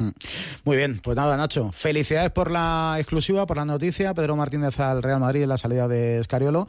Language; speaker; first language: Spanish; native; Spanish